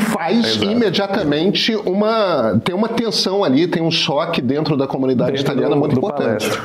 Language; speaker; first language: Portuguese; native; Portuguese